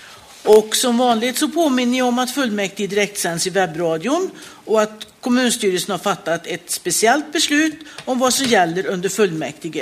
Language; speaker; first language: Swedish; native; Swedish